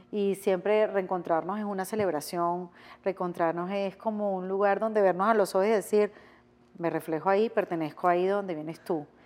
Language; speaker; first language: Spanish; native; Spanish